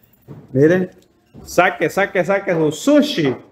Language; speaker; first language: Spanish; native; Spanish